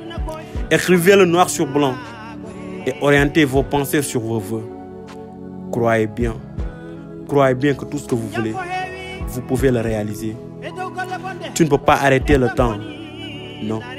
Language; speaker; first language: French; non-native, local second language; Wolof